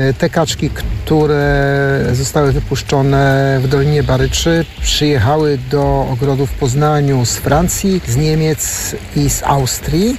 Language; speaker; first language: Polish; native; Polish